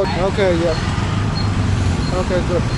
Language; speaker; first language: English; non-native, learner; Khmer